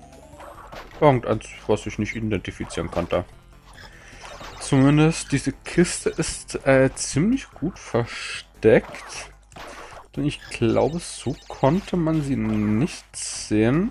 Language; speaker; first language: German; native; German